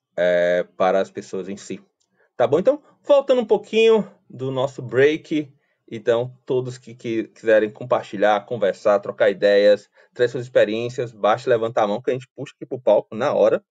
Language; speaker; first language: Portuguese; native; Portuguese